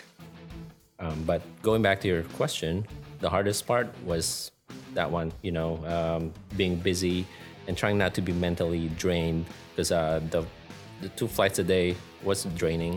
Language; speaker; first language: English; non-native, local second language; Filipino